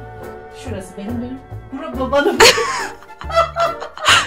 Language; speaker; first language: Turkish; native; Turkish